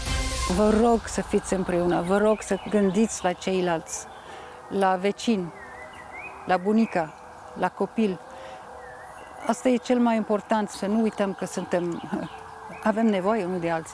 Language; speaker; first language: Romanian; non-native, fluent; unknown